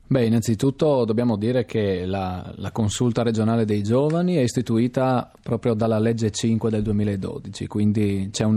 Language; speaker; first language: Italian; native; Italian